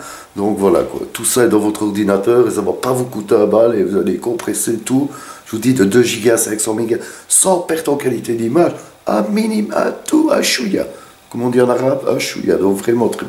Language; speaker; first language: French; native; French